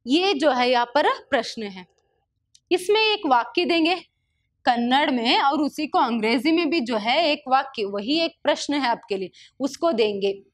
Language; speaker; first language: Hindi; non-native, local second language; Kannada